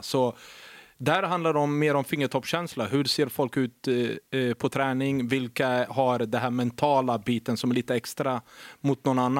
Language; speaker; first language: Swedish; native; Swedish